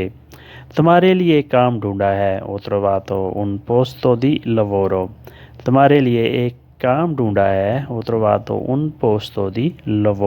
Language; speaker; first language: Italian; non-native, learner; Urdu